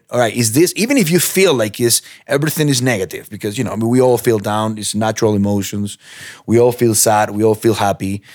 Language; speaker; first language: English; non-native, fluent; Spanish